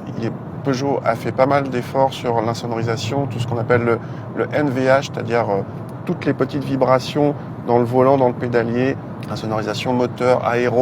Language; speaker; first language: French; native; French